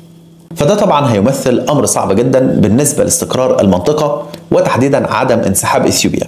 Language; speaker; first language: Arabic; native; Arabic